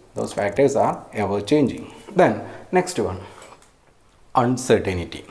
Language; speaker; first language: English; non-native, local second language; Malayalam